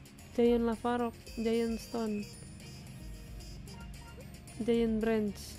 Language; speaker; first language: English; non-native, fluent; Indonesian